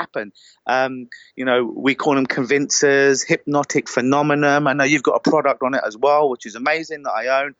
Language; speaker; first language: English; native; English